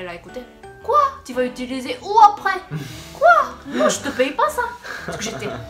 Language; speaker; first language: French; non-native, fluent; Korean